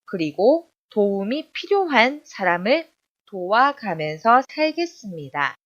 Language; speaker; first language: Korean; non-native, fluent; Chinese